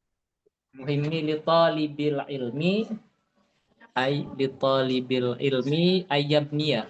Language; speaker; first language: Arabic; non-native, learner; Indonesian